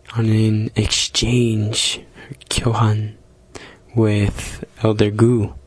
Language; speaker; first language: English; native; English